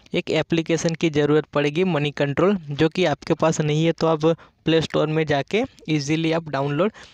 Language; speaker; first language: Hindi; non-native, local second language; Gujarati